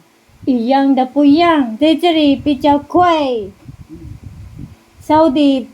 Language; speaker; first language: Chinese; non-native, learner; Filipino